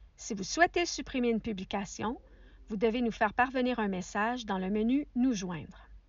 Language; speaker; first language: French; native; French